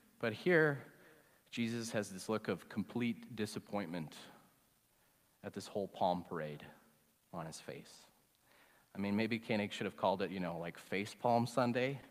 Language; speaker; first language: English; native; English